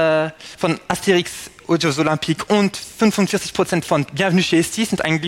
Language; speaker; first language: German; non-native, fluent; French